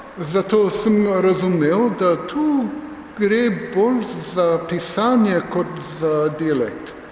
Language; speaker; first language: Slovenian; non-native, fluent; English